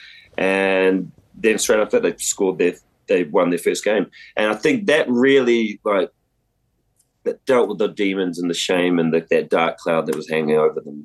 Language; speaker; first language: English; native; English